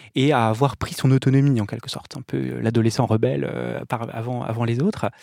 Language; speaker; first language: French; native; French